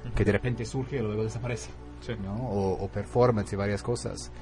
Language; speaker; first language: Spanish; non-native, fluent; English